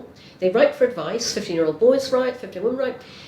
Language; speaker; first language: English; native; English